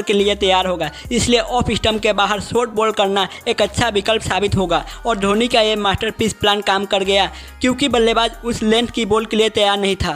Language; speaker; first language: Hindi; native; Hindi